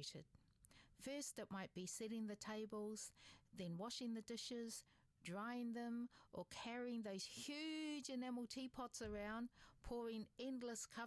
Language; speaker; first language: English; native; English